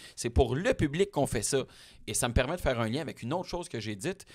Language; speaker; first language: French; native; French